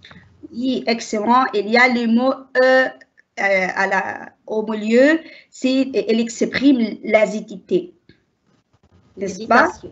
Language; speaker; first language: French; non-native, learner; Arabic